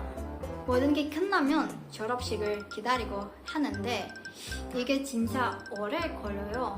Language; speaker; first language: Korean; non-native, fluent; Indonesian